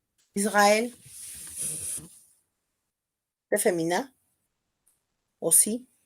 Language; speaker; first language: French; non-native, fluent; Spanish